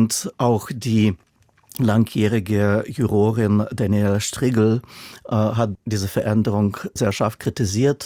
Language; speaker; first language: German; non-native, fluent; Russian